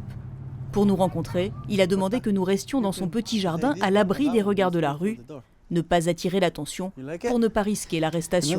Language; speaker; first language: French; native; French